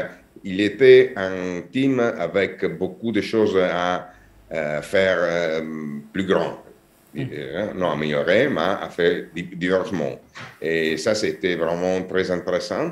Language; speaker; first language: French; non-native, learner; Italian